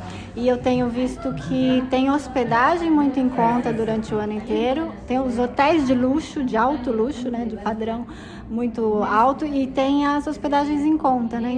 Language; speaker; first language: Portuguese; native; Portuguese